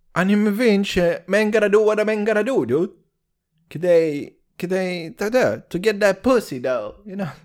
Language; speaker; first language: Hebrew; early bilingual, heritage; Hebrew